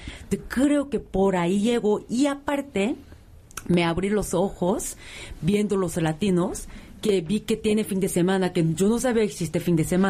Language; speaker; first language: Spanish; non-native, fluent; Korean